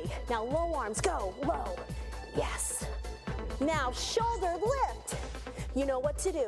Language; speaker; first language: English; native; English